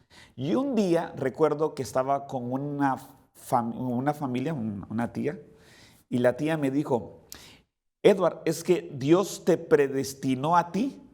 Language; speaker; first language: Spanish; native; Spanish